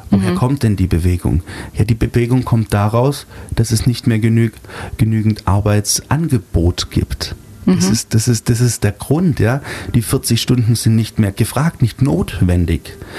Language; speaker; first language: German; native; German